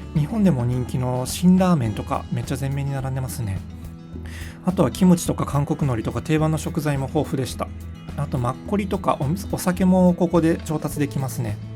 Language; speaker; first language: Japanese; native; Japanese